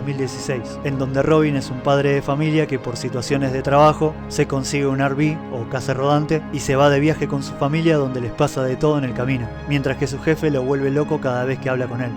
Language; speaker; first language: Spanish; native; Spanish